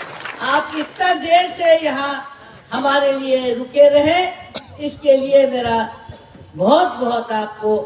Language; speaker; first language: Hindi; non-native, local second language; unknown